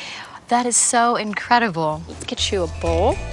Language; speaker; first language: English; native; English